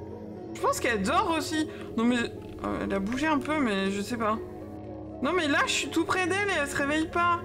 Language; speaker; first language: French; native; French